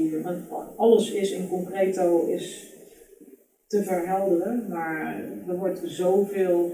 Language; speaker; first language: Dutch; native; Dutch